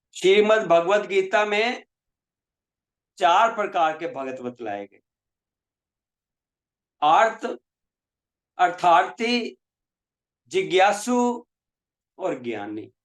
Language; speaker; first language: Hindi; native; Hindi